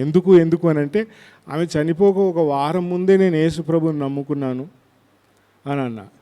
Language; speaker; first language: Telugu; non-native, local second language; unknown